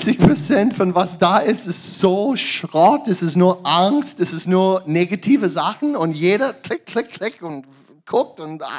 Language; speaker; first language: German; non-native, learner; English